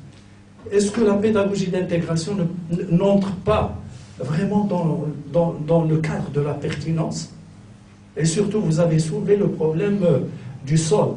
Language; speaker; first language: French; non-native, local second language; Arabic